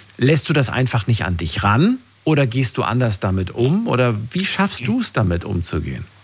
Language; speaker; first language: German; native; German